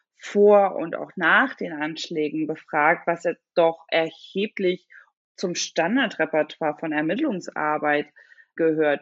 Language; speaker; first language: German; native; German